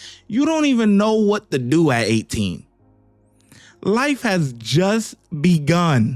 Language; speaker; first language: English; native; English